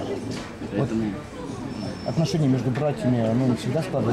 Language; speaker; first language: Russian; native; Russian